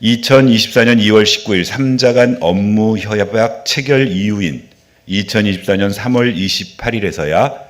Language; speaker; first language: Korean; native; Korean